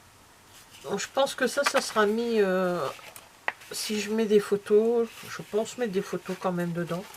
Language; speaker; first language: French; native; French